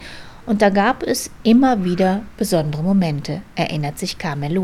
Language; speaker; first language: German; native; German